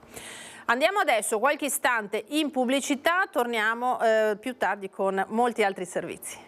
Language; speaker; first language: Italian; native; Italian